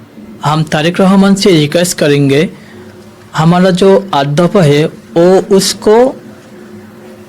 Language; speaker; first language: Hindi; non-native, learner; Bangla